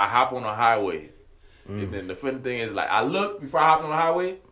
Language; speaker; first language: English; non-native, fluent; Haitian Creole